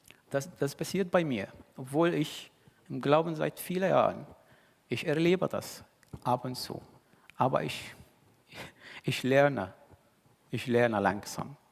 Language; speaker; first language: German; non-native, fluent; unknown